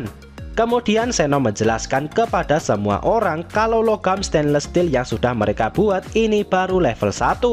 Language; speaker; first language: Indonesian; native; Indonesian